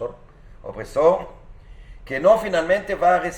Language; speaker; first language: Spanish; non-native, fluent; Hebrew